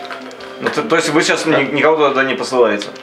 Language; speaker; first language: Russian; native; Russian